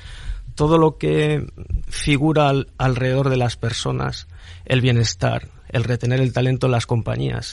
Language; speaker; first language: Spanish; native; Spanish